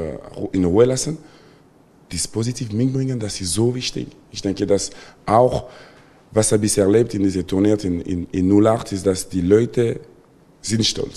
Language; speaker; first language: German; non-native, local second language; French